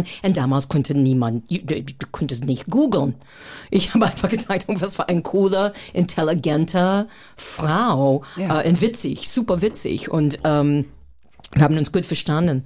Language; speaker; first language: German; non-native, fluent; English